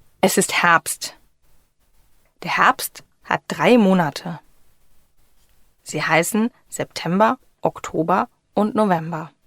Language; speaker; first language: German; non-native, fluent; Ukrainian